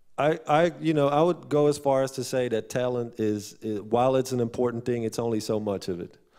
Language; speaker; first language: English; non-native, fluent; Dutch